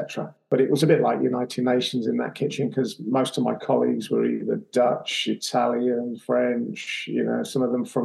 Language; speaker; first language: English; native; English